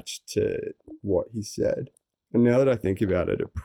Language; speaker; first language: English; native; English